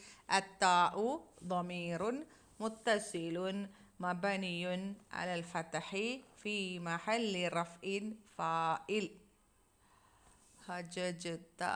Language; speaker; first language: Arabic; non-native, fluent; Malayalam